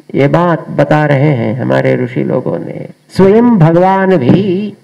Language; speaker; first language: Hindi; non-native, local second language; Telugu